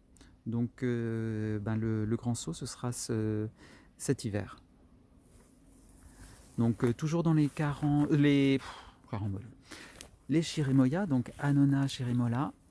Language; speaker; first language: French; native; French